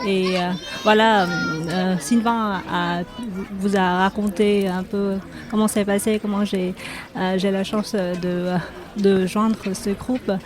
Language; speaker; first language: French; non-native, fluent; Vietnamese